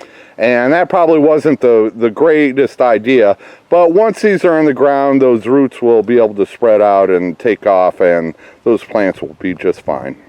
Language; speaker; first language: English; native; English